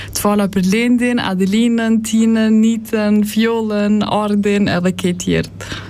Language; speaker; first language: Albanian; early bilingual, heritage; Albanian